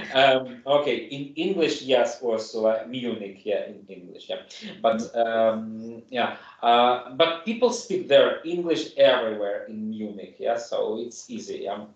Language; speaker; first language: English; non-native, fluent; German